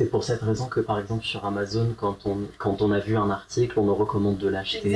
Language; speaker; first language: French; native; French